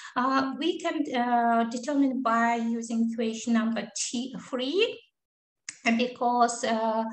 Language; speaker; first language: English; non-native, learner; Kazakh